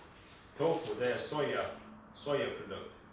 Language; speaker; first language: Swedish; non-native, fluent; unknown